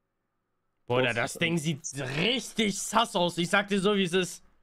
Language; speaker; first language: German; native; German